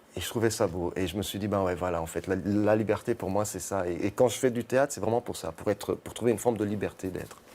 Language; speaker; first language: French; early bilingual, other home language; Arabic